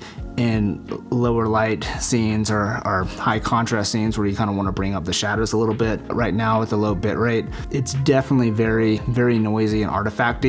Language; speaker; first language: English; native; English